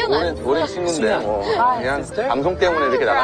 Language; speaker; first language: Korean; native; Korean